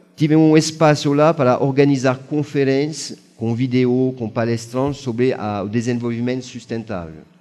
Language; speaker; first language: Portuguese; non-native, fluent; French